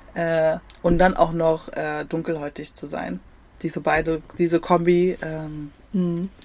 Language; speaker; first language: German; native; German